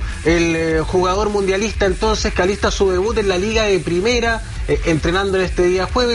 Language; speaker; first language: Spanish; native; Spanish